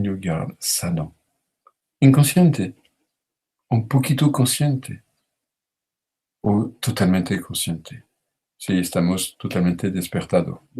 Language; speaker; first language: Spanish; non-native, learner; French